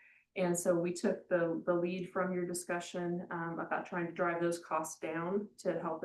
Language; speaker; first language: English; native; English